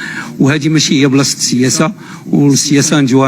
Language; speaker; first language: Arabic; native; Arabic